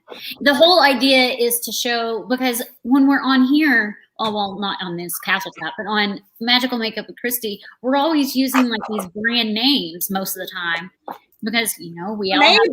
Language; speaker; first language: English; native; English